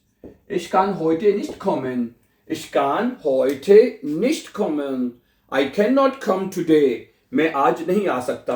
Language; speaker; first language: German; non-native, fluent; Urdu